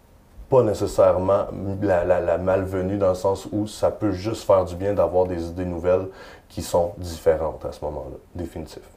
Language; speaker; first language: French; native; French